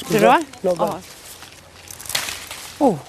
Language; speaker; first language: Italian; non-native, learner; Korean